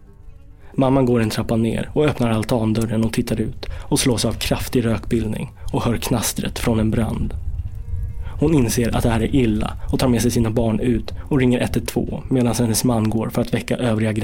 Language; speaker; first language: Swedish; native; Swedish